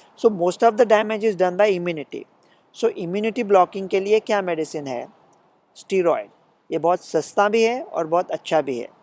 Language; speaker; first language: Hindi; non-native, local second language; Marathi